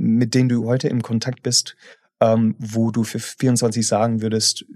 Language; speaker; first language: German; non-native, fluent; English